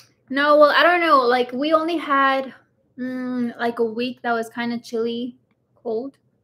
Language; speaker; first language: English; early bilingual, other home language; Spanish